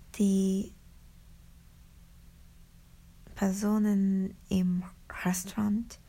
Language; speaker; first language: German; non-native, learner; Japanese